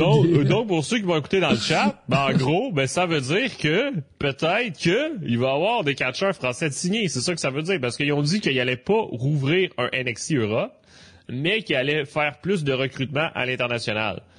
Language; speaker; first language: French; native; French